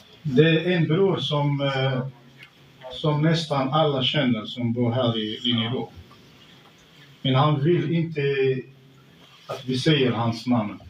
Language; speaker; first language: Swedish; non-native, fluent; Arabic